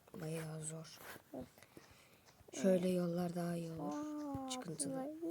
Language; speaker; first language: Turkish; native; Turkish